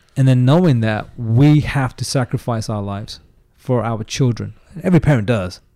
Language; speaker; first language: English; native; English